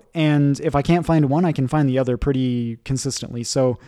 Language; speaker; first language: English; native; English